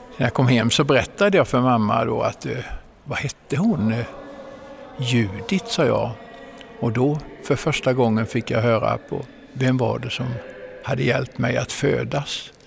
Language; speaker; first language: Swedish; native; Swedish